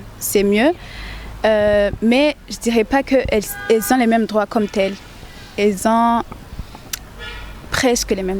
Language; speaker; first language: French; non-native, local second language; Rundi